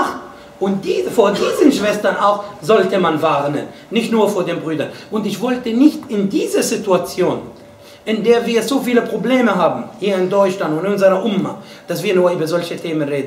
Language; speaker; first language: German; non-native, fluent; Arabic